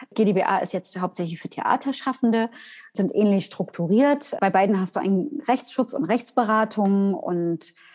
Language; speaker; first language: German; native; German